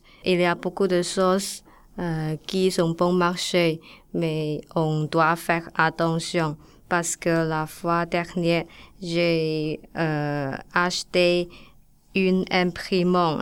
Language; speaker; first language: French; non-native, learner; Chinese